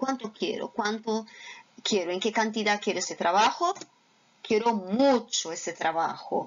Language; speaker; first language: Spanish; non-native, fluent; Portuguese